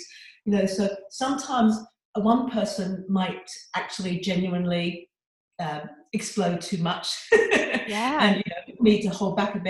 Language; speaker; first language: English; native; English